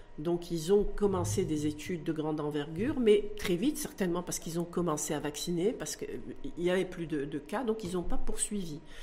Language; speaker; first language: French; non-native, local second language; Arabic